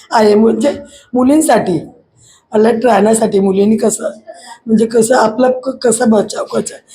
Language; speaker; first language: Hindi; non-native, local second language; Marathi